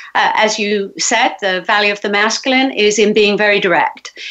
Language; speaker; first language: English; native; English